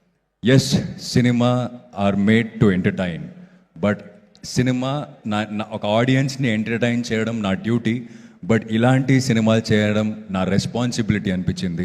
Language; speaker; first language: Telugu; non-native, fluent; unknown